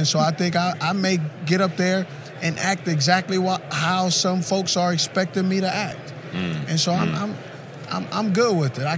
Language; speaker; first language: English; native; English